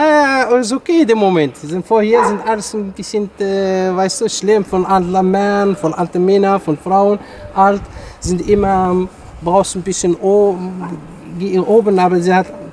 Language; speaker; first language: German; non-native, learner; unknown